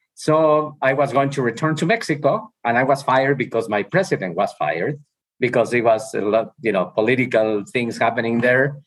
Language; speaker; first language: English; non-native, fluent; Spanish